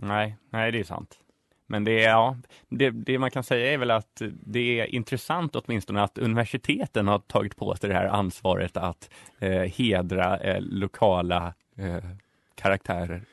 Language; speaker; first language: Swedish; native; Swedish